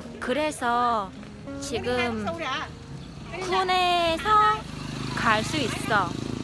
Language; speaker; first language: Korean; non-native, local second language; Vietnamese